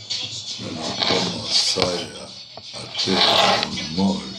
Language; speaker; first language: Swedish; non-native, fluent; Spanish